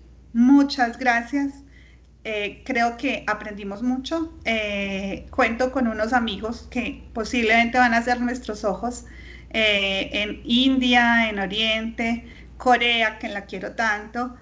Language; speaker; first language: Spanish; native; Spanish